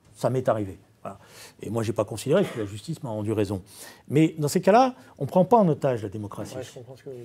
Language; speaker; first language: French; native; French